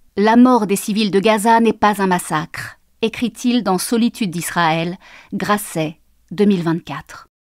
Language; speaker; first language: French; native; French